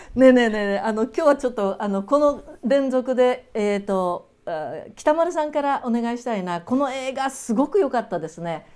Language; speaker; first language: Japanese; native; Japanese